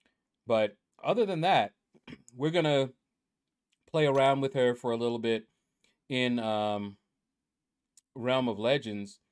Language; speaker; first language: English; native; English